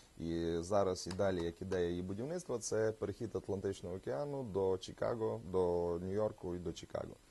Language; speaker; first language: Ukrainian; native; Ukrainian